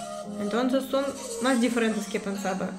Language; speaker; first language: Spanish; non-native, learner; Russian